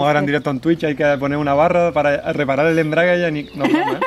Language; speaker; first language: Spanish; native; Spanish